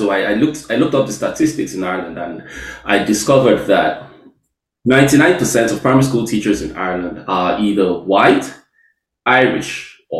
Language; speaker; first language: English; non-native, local second language; Yoruba